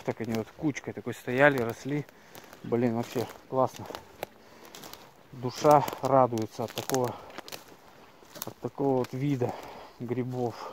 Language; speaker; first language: Russian; native; Russian